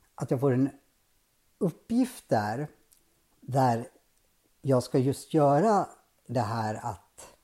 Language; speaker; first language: Swedish; native; Swedish